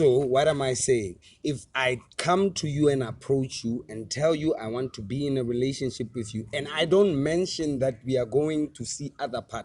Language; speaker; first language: English; non-native, local second language; Tswana